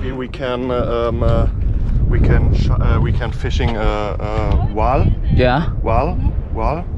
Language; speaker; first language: English; non-native, learner; German